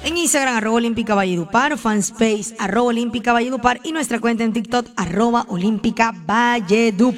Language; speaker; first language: Spanish; native; Spanish